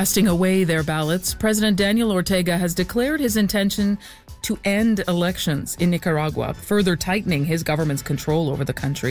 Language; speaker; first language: English; native; English